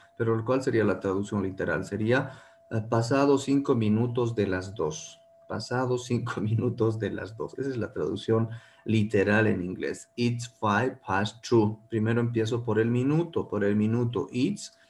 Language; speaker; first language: Spanish; native; Spanish